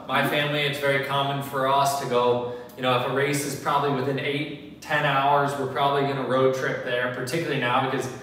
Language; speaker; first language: English; native; English